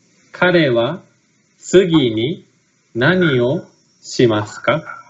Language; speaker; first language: Japanese; native; Japanese